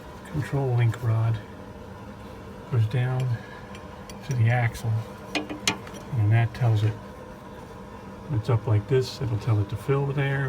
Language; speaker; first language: English; native; English